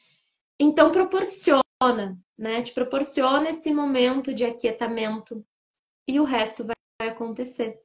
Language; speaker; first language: Portuguese; native; Portuguese